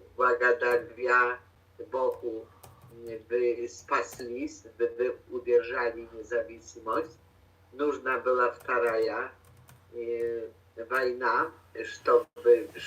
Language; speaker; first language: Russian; non-native, learner; Polish